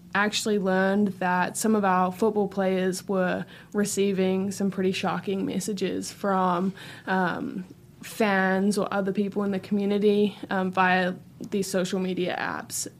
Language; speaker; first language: English; native; English